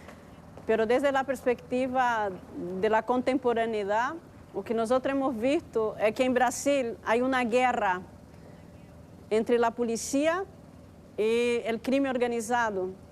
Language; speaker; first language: Spanish; non-native, fluent; Portuguese